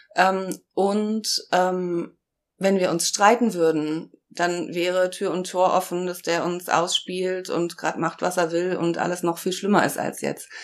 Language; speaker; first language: German; native; German